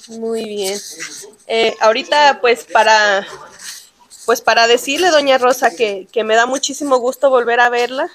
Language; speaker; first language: Spanish; native; Spanish